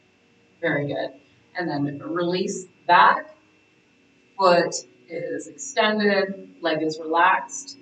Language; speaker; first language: English; native; English